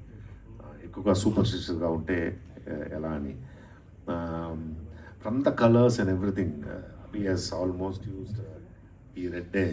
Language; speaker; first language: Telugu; non-native, learner; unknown